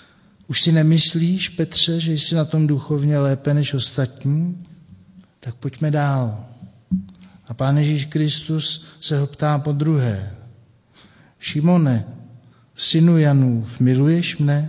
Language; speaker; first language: Czech; native; Czech